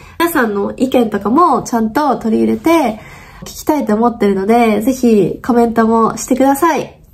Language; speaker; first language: Japanese; non-native, fluent; German